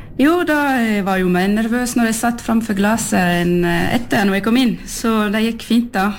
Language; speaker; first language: Norwegian; early bilingual, heritage; French